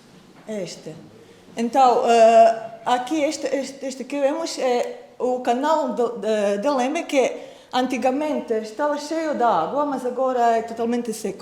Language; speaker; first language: Portuguese; non-native, fluent; Croatian